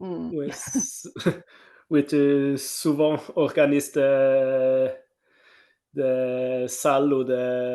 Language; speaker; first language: French; non-native, fluent; Norwegian